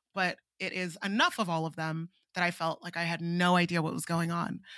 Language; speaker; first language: English; non-native, local second language; Igbo